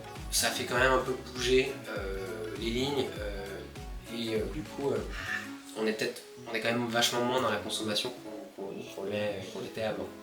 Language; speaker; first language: French; native; French